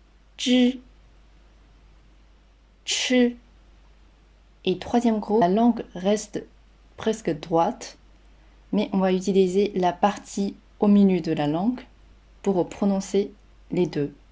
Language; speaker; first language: French; non-native, fluent; Chinese